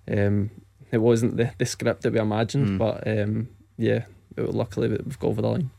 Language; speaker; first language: English; native; English